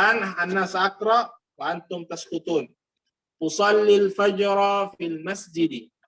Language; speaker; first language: Arabic; non-native, fluent; Indonesian